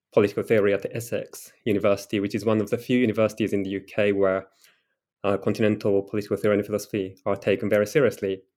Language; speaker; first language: English; non-native, fluent; Japanese